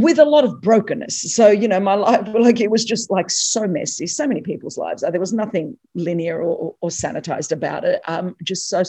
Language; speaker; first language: English; non-native, local second language; Greek